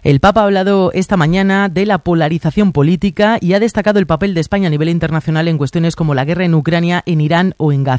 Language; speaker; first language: Spanish; native; Spanish